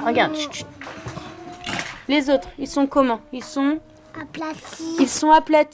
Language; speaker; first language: French; native; French